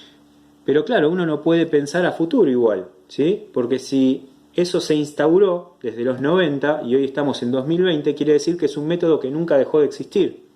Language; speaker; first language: Spanish; native; Spanish